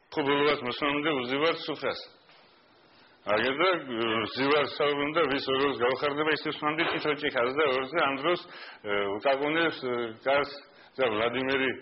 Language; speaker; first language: Georgian; non-native, local second language; Mingrelian